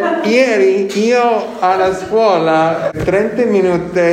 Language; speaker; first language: Italian; non-native, learner; English